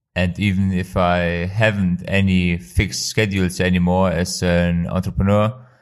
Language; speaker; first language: English; non-native, fluent; Albanian